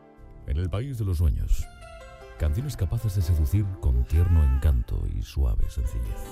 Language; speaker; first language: Spanish; native; Spanish